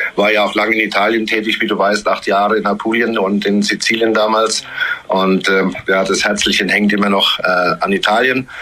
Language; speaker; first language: German; native; German